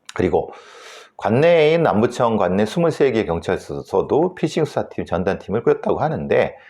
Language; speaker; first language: Korean; native; Korean